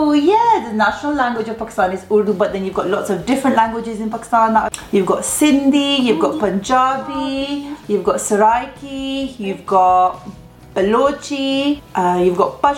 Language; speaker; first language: English; early bilingual, other home language; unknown